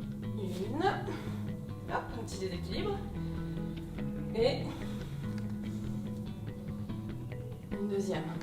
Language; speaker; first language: French; native; French